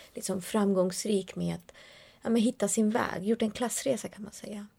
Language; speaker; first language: Swedish; early bilingual, other home language; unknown